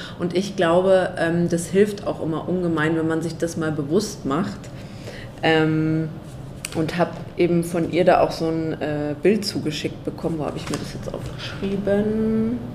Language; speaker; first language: German; native; German